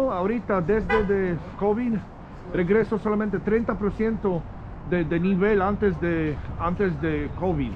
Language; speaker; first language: Spanish; non-native, learner; Polish